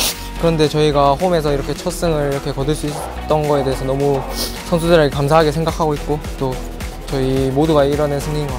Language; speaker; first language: Korean; native; Korean